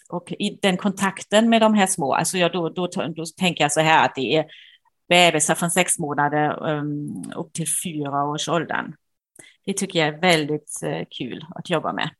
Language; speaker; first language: Swedish; non-native, fluent; German